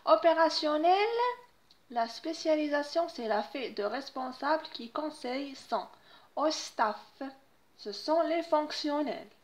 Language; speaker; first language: French; non-native, local second language; Arabic